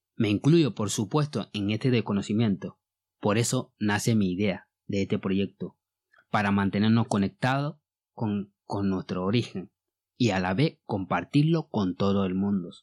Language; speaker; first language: Spanish; non-native, fluent; Bambara